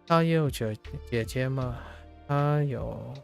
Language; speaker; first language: Chinese; non-native, learner; English